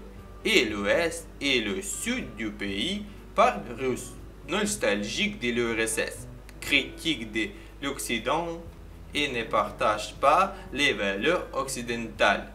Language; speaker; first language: French; non-native, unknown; Ukrainian